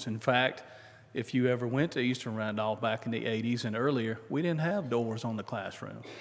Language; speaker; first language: English; native; English